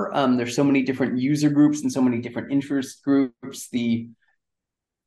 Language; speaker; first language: English; native; English